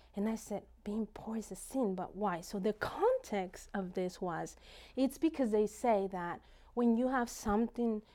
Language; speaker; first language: English; non-native, fluent; Spanish